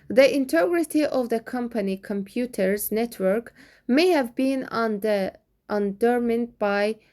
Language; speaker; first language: English; non-native, fluent; Azerbaijani